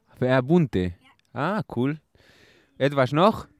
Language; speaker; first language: German; non-native, learner; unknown